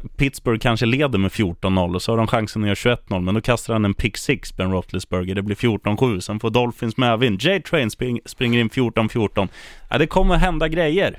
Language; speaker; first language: Swedish; native; Swedish